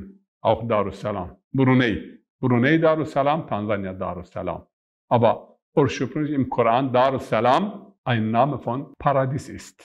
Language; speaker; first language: German; non-native, fluent; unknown